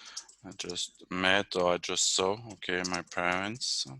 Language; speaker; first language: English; non-native, fluent; French